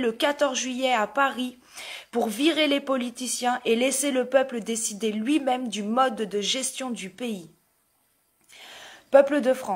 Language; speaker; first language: French; native; French